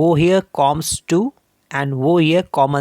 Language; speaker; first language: German; non-native, learner; Hindi